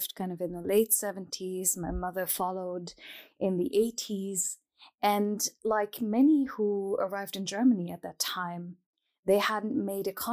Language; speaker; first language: English; non-native, fluent; Arabic